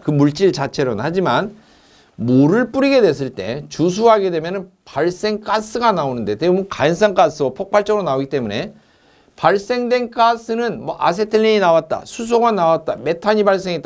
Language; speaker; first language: Korean; native; Korean